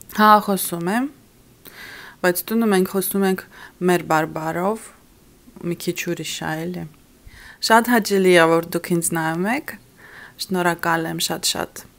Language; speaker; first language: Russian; early bilingual, other home language; Armenian